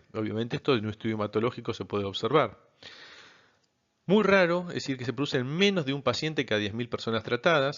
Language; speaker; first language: Spanish; native; Spanish